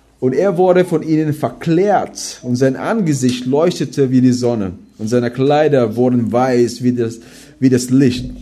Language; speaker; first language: German; non-native, fluent; Filipino